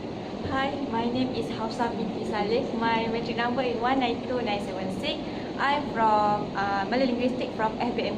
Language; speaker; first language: English; non-native, local second language; Malay